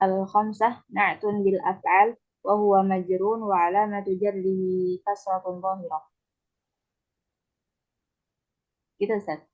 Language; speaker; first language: Arabic; non-native, learner; Indonesian